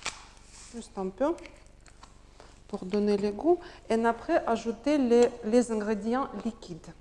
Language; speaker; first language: French; non-native, learner; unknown